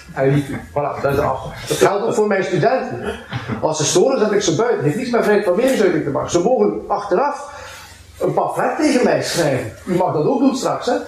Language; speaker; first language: Dutch; native; Dutch